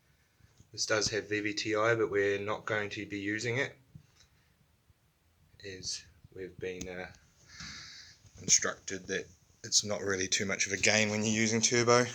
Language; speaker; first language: English; native; English